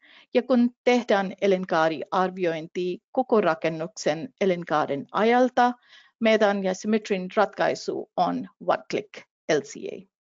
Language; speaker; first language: Finnish; non-native, fluent; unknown